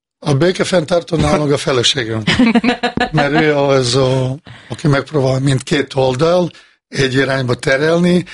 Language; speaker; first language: Hungarian; non-native, fluent; Bosnian